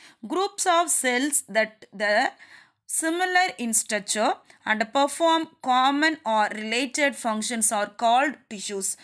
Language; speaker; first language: English; non-native, local second language; Tamil